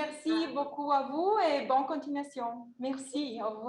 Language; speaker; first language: French; non-native, learner; Italian